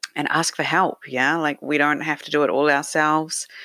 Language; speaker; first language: English; native; English